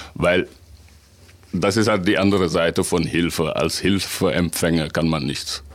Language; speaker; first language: German; non-native, fluent; Wolof